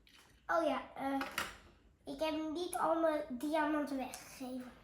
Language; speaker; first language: Dutch; early bilingual, other home language; Filipino